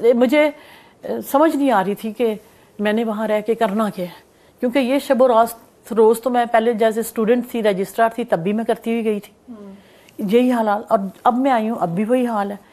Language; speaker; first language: Urdu; non-native, local second language; Punjabi